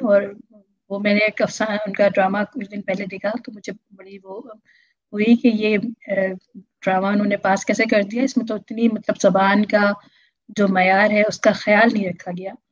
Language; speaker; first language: Urdu; native; Urdu